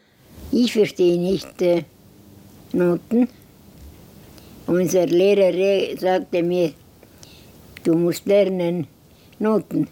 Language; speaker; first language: German; non-native, learner; Estonian